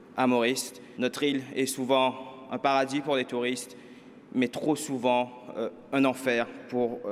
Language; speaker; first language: French; non-native, local second language; Morisyen